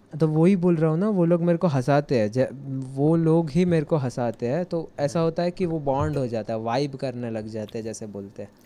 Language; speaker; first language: Hindi; non-native, local second language; Marathi